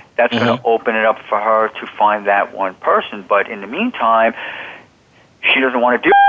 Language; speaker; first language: English; native; English